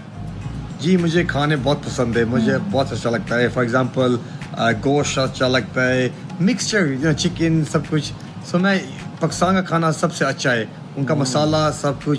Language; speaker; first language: Hindi; early bilingual, heritage; Hindi